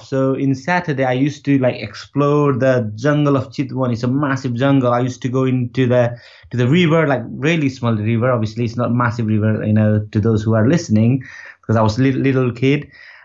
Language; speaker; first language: English; non-native, local second language; Nepali